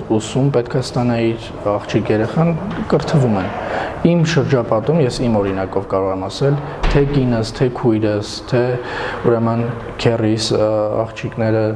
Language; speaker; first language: Armenian; non-native, local second language; Kurdish